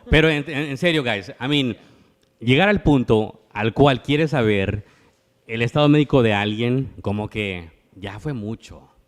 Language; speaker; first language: Spanish; early bilingual, heritage; Spanish